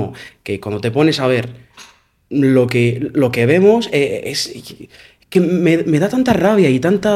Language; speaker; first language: Spanish; non-native, fluent; Arabic